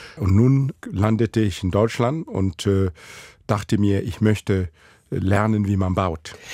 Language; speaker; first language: German; non-native, fluent; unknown